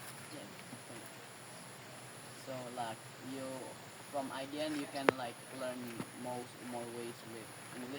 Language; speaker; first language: English; non-native, learner; Indonesian